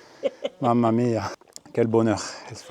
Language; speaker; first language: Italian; non-native, learner; French